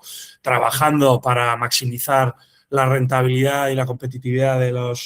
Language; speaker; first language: Spanish; native; Spanish